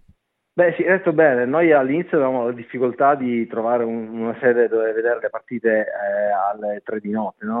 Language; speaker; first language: Italian; native; Italian